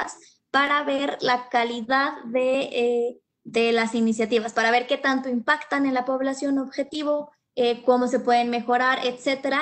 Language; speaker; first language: Spanish; native; Spanish